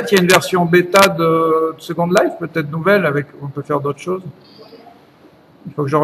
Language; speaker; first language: French; native; French